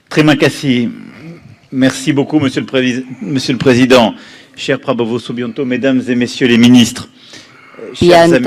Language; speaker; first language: French; native; French